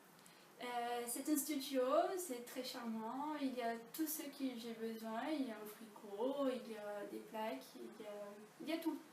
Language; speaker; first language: French; non-native, fluent; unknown